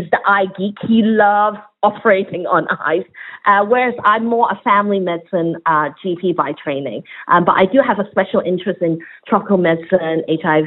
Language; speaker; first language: English; non-native, local second language; Cantonese